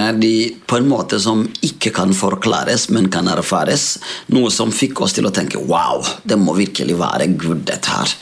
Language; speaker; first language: Norwegian; non-native, fluent; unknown